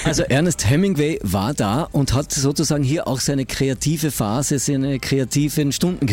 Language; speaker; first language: German; native; German